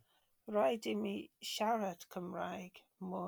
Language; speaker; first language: Welsh; non-native, learner; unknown